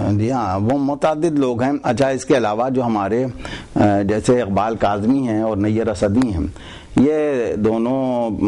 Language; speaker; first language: Urdu; native; Urdu